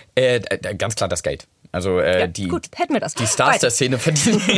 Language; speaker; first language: German; non-native, fluent; English